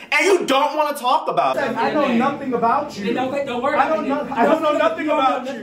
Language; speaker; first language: English; native; English